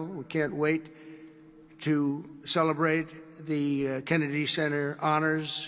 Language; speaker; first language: English; native; English